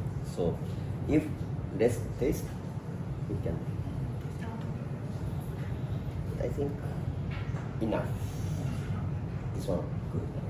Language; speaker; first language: English; non-native, learner; Japanese